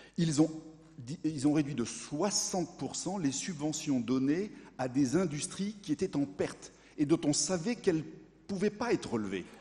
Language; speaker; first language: French; native; French